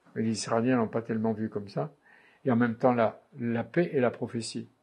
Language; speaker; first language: French; native; French